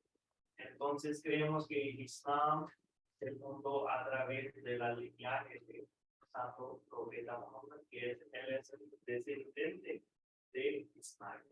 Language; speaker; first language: Spanish; non-native, fluent; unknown